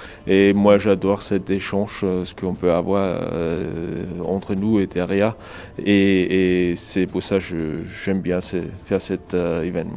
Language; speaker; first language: French; non-native, fluent; German